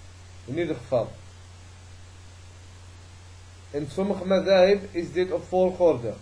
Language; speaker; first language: Dutch; early bilingual, other home language; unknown